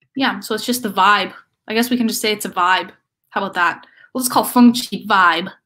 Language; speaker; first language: English; native; English